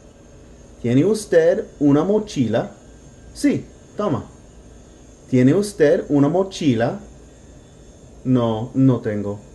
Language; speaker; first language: Spanish; non-native, fluent; English